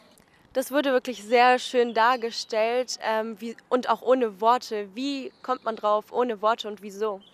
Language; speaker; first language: German; native; German